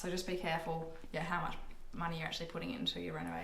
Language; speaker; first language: English; native; English